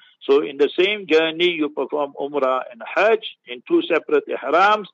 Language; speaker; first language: English; early bilingual, other home language; Urdu